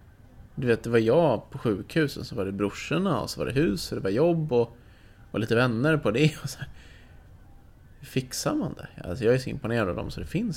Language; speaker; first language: Swedish; native; Swedish